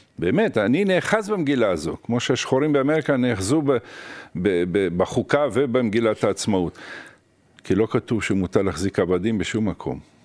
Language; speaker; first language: Hebrew; early bilingual, other home language; Arabic